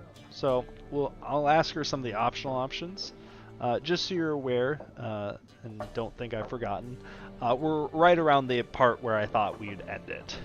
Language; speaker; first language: English; native; English